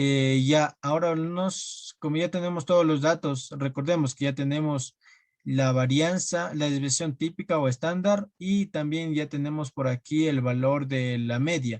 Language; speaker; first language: Spanish; native; Spanish